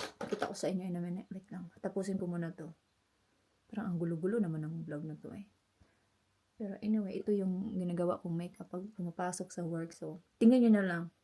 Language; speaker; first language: Filipino; non-native, local second language; Cebuano